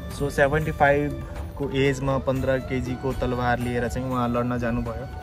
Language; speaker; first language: Nepali; early bilingual, heritage; Nepali